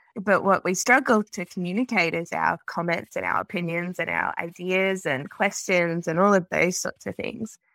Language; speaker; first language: English; native; English